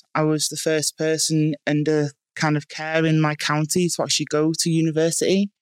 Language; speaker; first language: English; native; English